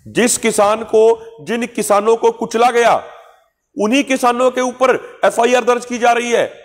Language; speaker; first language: Hindi; non-native, local second language; Punjabi